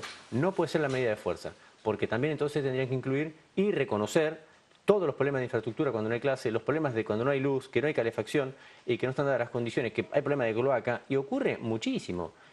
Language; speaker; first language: Spanish; native; Spanish